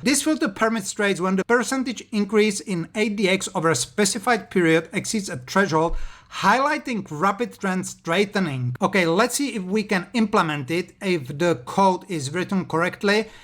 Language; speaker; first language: English; non-native, fluent; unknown